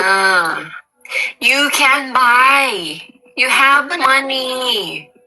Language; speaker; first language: English; non-native, learner; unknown